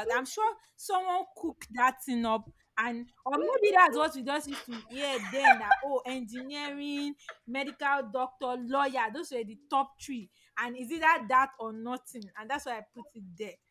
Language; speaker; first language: English; non-native, local second language; Yoruba